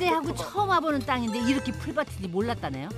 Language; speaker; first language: Korean; native; Korean